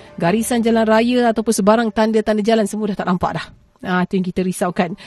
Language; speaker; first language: Malay; native; Malay